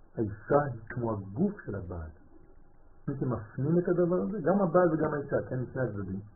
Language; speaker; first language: Hebrew; non-native, fluent; French